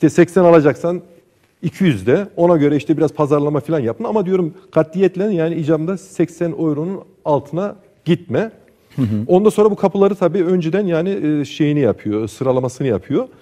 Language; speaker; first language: Turkish; early bilingual, other home language; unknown